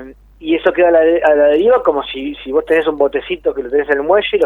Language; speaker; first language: Spanish; native; Spanish